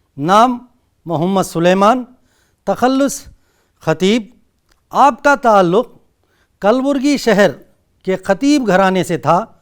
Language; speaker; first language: Urdu; native; Urdu